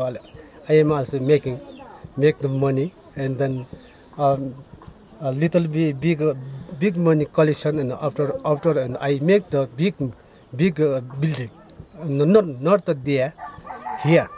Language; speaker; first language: English; non-native, learner; Nepali